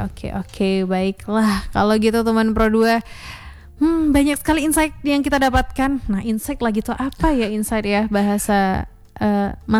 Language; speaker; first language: Indonesian; non-native, local second language; Minangkabau